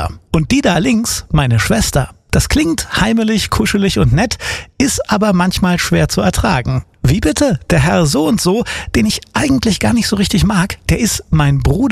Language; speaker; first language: German; native; German